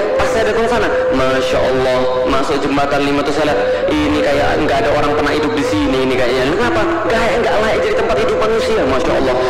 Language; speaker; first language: Indonesian; native; Indonesian